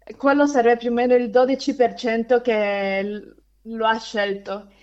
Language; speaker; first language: Italian; non-native, fluent; Spanish